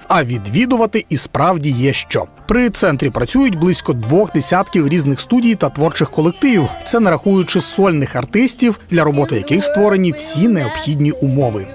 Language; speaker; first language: Ukrainian; native; Ukrainian